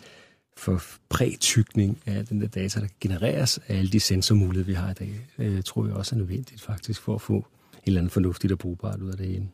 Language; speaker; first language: Danish; native; Danish